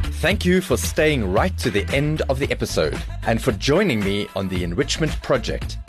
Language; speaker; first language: English; native; English